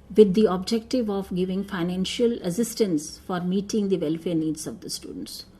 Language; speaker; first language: English; non-native, local second language; Hindi